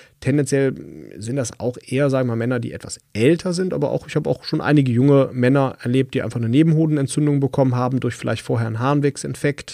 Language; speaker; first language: German; native; German